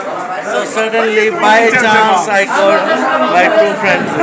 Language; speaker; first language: English; non-native, fluent; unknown